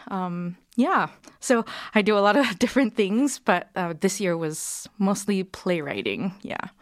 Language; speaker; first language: English; native; English